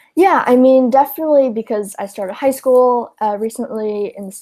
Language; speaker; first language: English; early bilingual, other home language; Cantonese